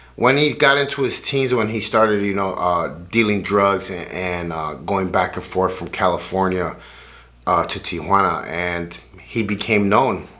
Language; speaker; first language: English; native; English